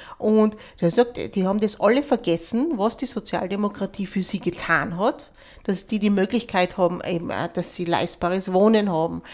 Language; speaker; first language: German; native; German